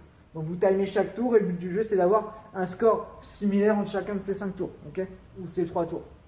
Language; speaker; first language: French; native; French